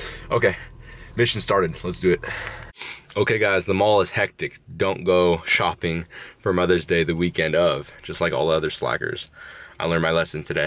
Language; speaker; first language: English; native; English